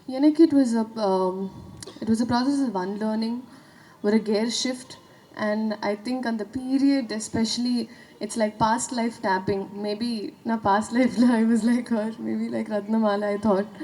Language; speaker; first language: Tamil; non-native, learner; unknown